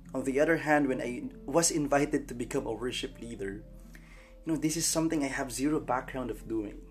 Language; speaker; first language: English; non-native, local second language; Filipino